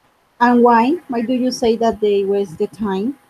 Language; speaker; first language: English; non-native, fluent; Spanish